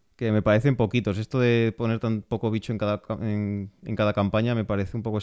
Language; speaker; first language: Spanish; native; Spanish